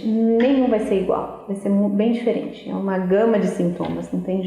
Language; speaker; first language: Portuguese; native; Portuguese